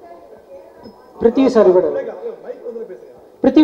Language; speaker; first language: Tamil; native; Tamil